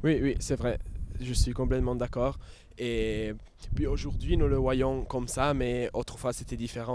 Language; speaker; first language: French; non-native, fluent; Italian